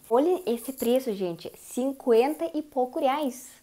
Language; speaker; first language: Portuguese; non-native, learner; Russian